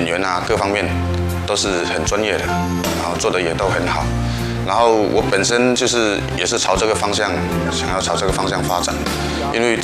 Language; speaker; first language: Chinese; non-native, local second language; Min Nan Chinese